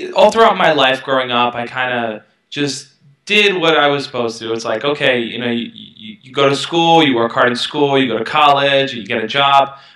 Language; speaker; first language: English; native; English